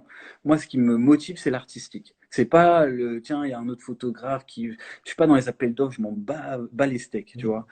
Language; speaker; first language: French; native; French